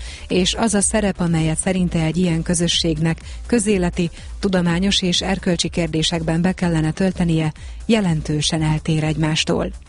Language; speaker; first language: Hungarian; native; Hungarian